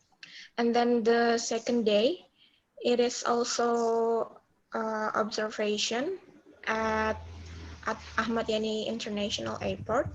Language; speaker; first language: English; non-native, learner; Indonesian